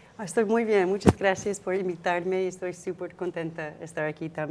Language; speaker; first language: Spanish; non-native, fluent; English